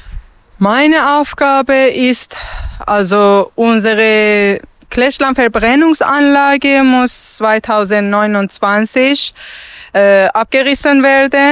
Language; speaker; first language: German; non-native, fluent; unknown